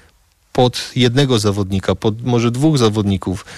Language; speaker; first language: Polish; early bilingual, heritage; Polish